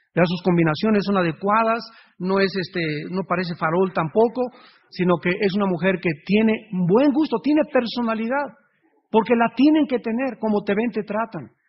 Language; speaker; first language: Spanish; native; Spanish